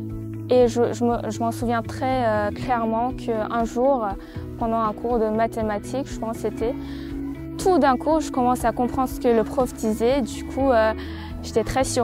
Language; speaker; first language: French; non-native, fluent; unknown